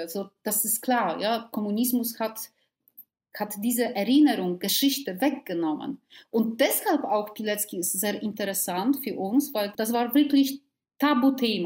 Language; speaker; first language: German; non-native, fluent; Polish